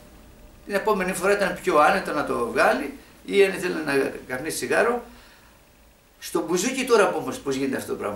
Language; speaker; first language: Greek; native; Greek